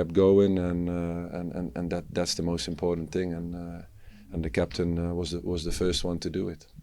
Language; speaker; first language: English; non-native, fluent; Dutch